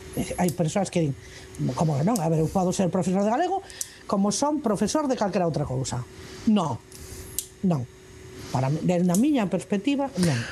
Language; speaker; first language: Galician; non-native, local second language; Spanish